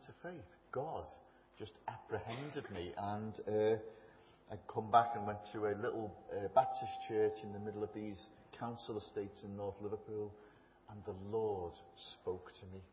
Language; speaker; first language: English; native; English